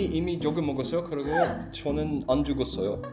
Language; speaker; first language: Korean; non-native, learner; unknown